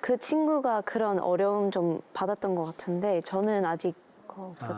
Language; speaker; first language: Korean; non-native, learner; English